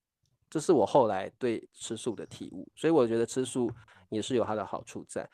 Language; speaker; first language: Chinese; native; Chinese